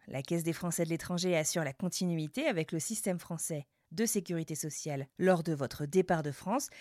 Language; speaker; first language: French; native; French